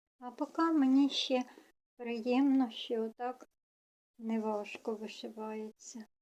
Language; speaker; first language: Ukrainian; non-native, local second language; Russian